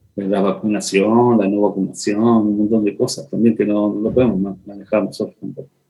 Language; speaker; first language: Spanish; native; Spanish